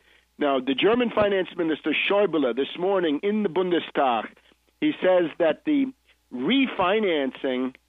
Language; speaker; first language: English; native; English